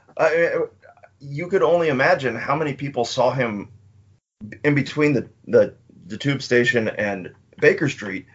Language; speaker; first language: English; native; English